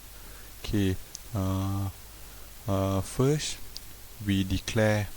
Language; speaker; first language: English; non-native, local second language; Malay